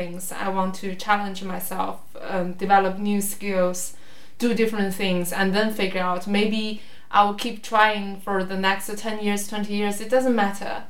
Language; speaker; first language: English; non-native, fluent; Chinese